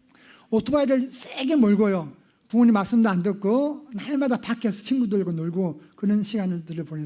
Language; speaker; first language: Korean; native; Korean